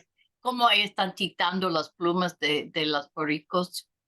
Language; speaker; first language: Spanish; non-native, learner; English